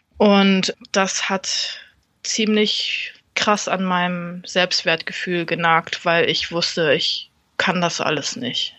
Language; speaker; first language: German; early bilingual, other home language; Vietnamese